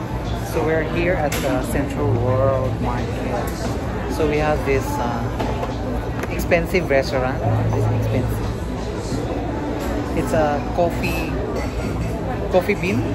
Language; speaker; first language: English; non-native, local second language; Filipino